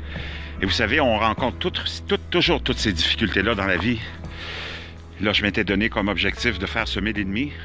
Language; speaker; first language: French; native; French